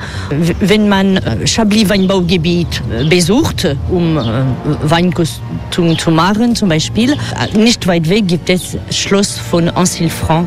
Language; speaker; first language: German; non-native, fluent; French